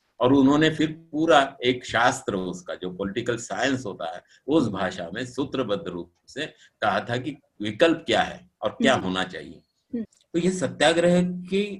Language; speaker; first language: Hindi; non-native, local second language; Marathi